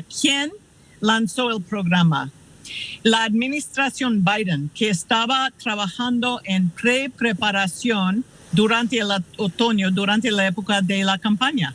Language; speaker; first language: Spanish; non-native, fluent; English